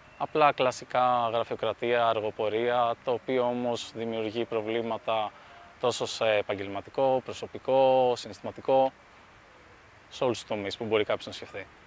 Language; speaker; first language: Greek; early bilingual, other home language; Albanian